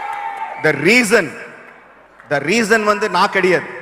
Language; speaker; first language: Tamil; non-native, local second language; Telugu